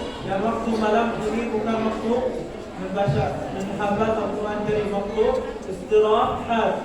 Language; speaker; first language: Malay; non-native, learner; Arabic